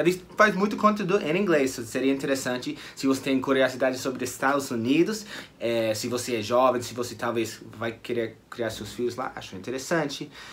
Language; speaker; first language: Portuguese; non-native, fluent; English